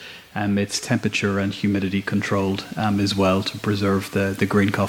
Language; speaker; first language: English; native; English